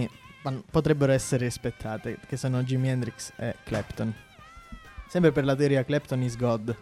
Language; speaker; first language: Italian; native; Italian